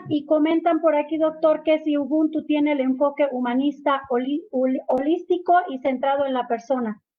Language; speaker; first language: Spanish; native; Spanish